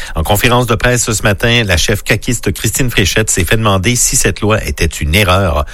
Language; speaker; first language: French; native; French